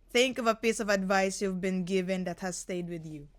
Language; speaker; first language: English; non-native, local second language; Cebuano